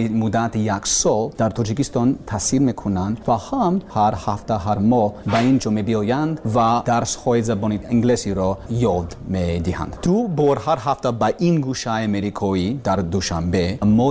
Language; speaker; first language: Persian; non-native, learner; English